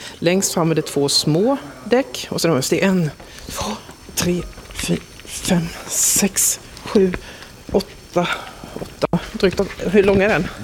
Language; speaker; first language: Swedish; native; Swedish